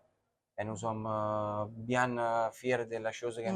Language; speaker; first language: French; non-native, learner; Italian